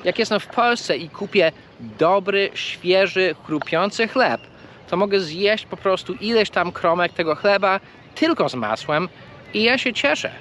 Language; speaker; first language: Polish; non-native, fluent; English